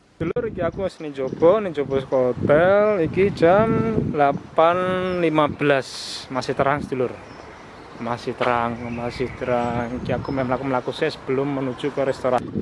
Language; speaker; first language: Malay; non-native, local second language; Javanese